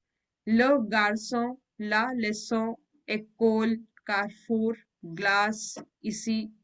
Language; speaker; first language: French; non-native, fluent; Hindi